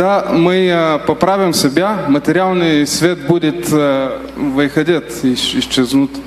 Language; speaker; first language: Russian; non-native, learner; Bulgarian